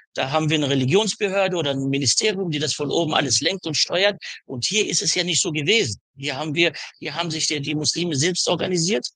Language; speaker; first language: German; early bilingual, other home language; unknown